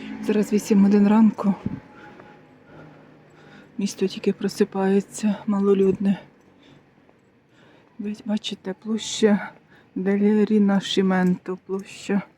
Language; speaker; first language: Ukrainian; native; Ukrainian